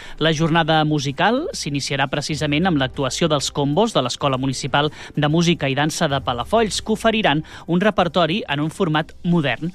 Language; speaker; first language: Catalan; native; Catalan